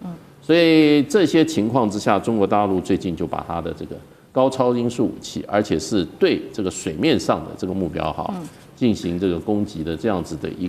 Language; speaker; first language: Chinese; native; Chinese